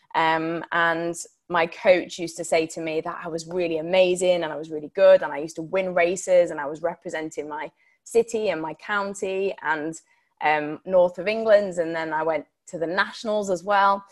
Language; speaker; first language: English; native; English